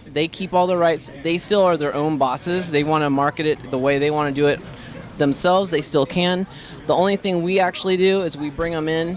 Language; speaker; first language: English; native; English